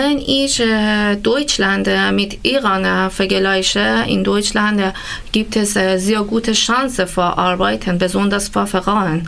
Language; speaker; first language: German; non-native, learner; Persian